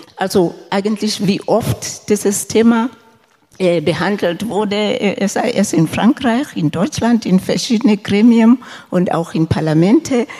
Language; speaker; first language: German; non-native, fluent; Southern Sotho